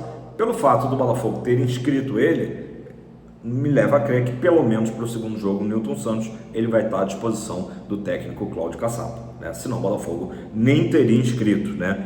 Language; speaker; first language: Portuguese; native; Portuguese